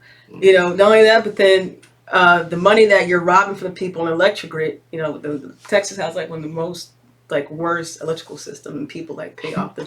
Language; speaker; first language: English; native; English